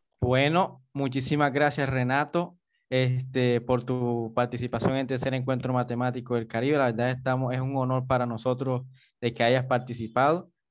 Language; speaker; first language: Spanish; native; Spanish